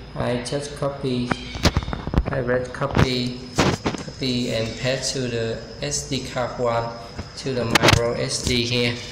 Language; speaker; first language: English; non-native, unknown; Vietnamese